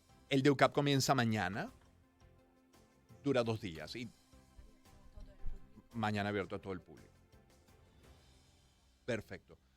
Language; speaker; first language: Spanish; native; Spanish